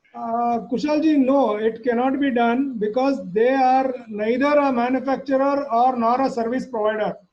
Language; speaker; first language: English; non-native, local second language; Kannada